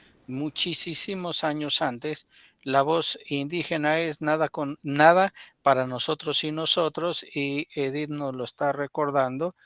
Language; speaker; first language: Spanish; native; Spanish